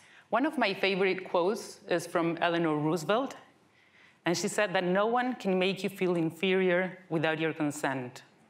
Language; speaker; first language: English; non-native, fluent; Spanish